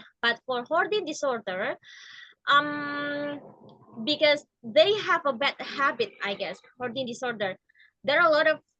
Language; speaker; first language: English; non-native, learner; Indonesian